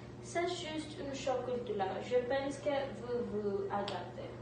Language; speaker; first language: French; non-native, learner; English